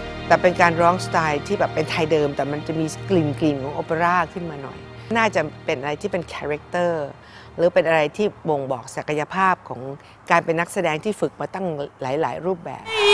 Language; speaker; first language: Thai; native; Thai